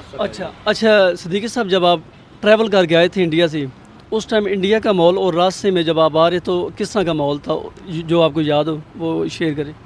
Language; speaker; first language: Urdu; non-native, local second language; Punjabi